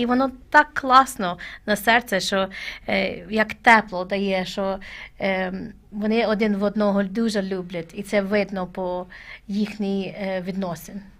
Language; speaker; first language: Ukrainian; non-native, learner; English